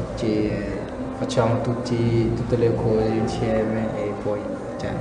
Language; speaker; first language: Italian; non-native, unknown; Wolof